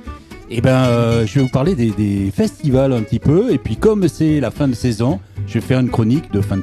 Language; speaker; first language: French; native; French